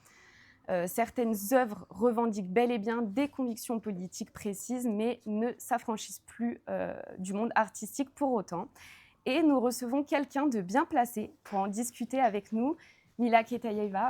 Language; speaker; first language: French; native; French